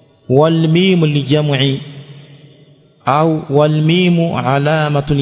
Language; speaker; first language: Arabic; non-native, fluent; Swahili